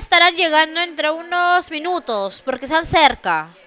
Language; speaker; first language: Spanish; native; Spanish